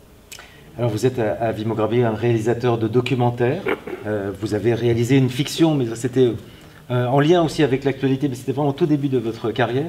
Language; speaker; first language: French; native; French